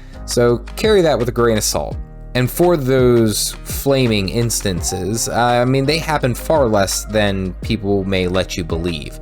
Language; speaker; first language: English; native; English